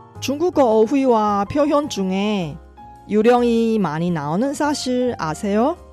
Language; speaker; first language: Korean; non-native, fluent; Chinese